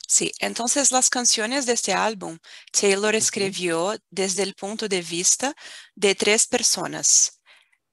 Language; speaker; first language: Spanish; non-native, fluent; Portuguese